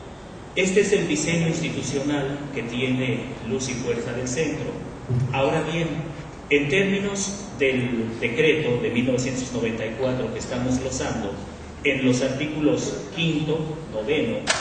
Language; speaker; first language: Spanish; native; Spanish